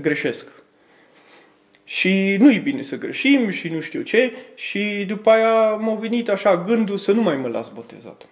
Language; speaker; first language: Romanian; early bilingual, heritage; Romanian